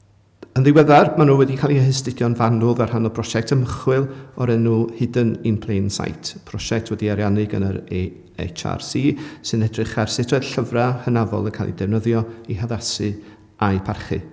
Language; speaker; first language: Welsh; native; Welsh